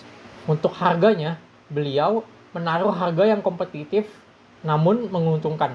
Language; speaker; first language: Indonesian; native; Indonesian